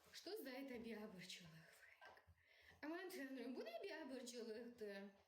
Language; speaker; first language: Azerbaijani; native; Azerbaijani